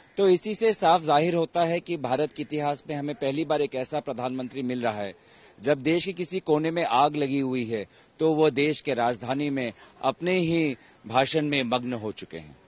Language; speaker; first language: Hindi; non-native, local second language; Assamese